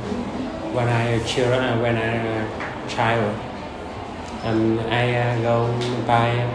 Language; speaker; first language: English; non-native, learner; Vietnamese